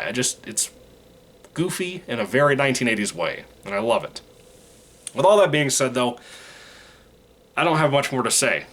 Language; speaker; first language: English; native; English